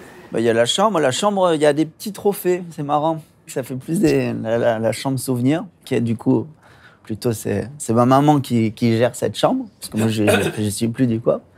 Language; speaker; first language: French; native; French